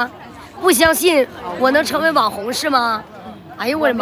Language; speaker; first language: Chinese; native; Chinese